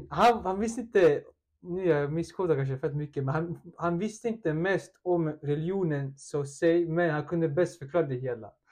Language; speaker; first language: Swedish; early bilingual, other home language; Russian